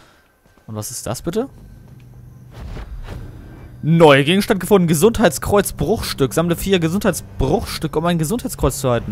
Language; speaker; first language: German; native; German